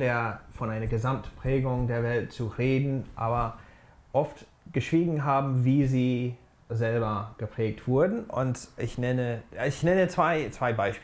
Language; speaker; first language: German; non-native, fluent; English